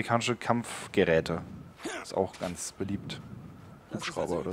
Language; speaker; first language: German; native; German